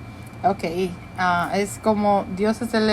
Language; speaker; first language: Spanish; early bilingual, heritage; Spanish